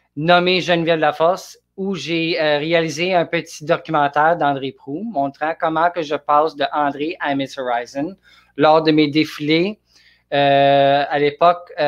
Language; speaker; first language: French; non-native, learner; English